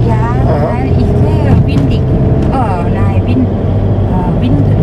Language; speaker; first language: German; non-native, learner; Thai